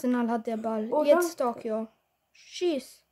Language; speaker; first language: German; non-native, learner; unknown